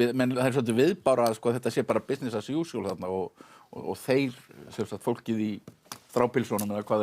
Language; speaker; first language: Icelandic; native; Icelandic